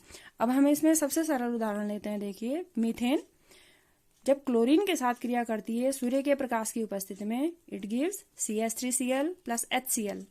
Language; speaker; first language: Hindi; native; Hindi